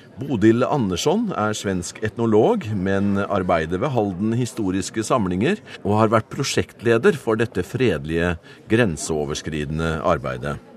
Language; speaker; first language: Norwegian; native; Norwegian